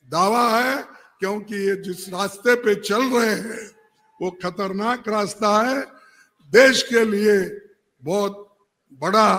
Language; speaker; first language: Hindi; non-native, local second language; Kannada